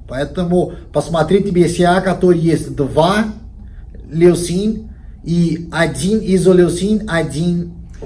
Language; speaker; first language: Russian; non-native, fluent; Portuguese